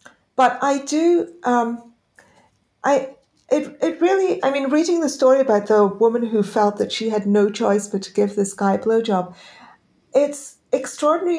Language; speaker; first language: English; native; English